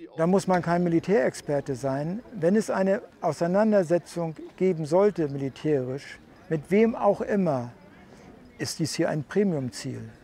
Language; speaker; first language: German; native; German